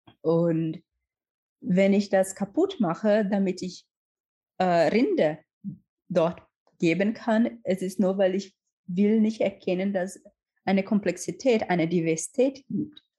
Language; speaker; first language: German; non-native, learner; Portuguese